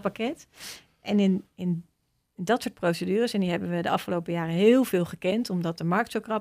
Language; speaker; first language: Dutch; native; Dutch